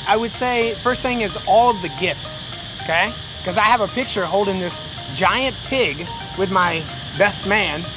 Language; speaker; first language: English; native; English